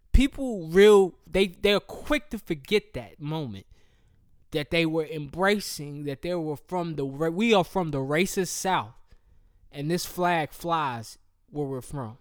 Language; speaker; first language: English; native; English